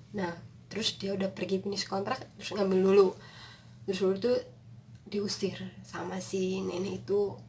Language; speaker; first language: Indonesian; non-native, local second language; Sundanese